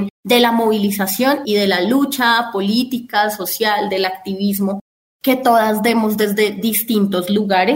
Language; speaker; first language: Spanish; native; Spanish